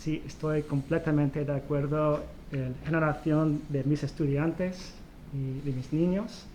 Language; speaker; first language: Spanish; non-native, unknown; English